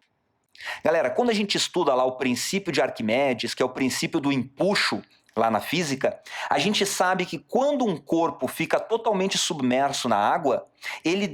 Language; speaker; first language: Portuguese; native; Portuguese